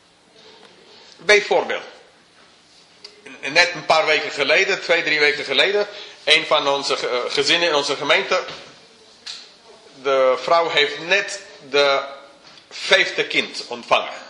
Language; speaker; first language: Dutch; non-native, fluent; English